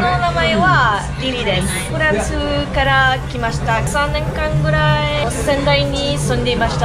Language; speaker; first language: Japanese; non-native, learner; French